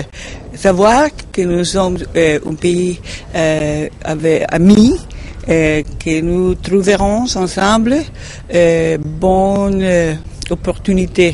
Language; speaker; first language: French; non-native, learner; Spanish